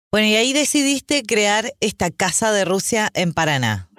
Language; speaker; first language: Spanish; native; Spanish